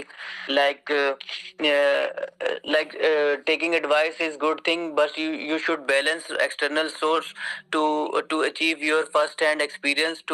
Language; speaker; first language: English; non-native, learner; Urdu